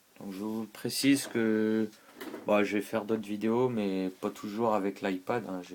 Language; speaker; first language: French; native; French